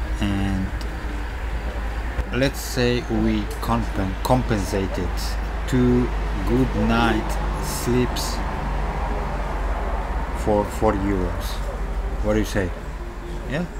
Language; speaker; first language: English; non-native, fluent; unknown